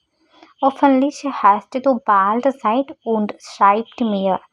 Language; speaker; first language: German; non-native, learner; Malayalam